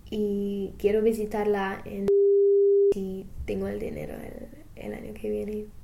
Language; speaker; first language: Spanish; non-native, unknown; English